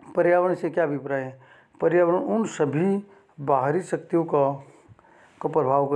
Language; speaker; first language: Hindi; native; Hindi